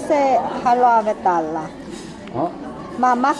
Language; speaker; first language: Finnish; non-native, learner; Korean